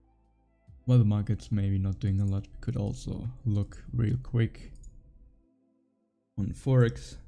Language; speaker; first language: English; non-native, fluent; German